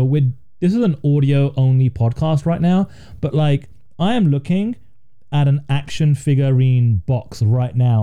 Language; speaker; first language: English; native; English